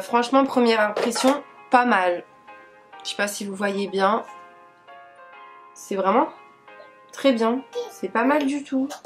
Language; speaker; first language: French; native; French